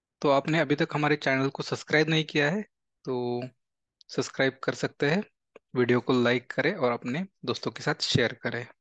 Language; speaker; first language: Hindi; non-native, local second language; Marathi